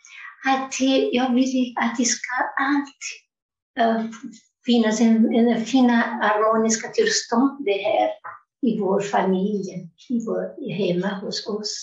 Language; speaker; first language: Swedish; non-native, fluent; Portuguese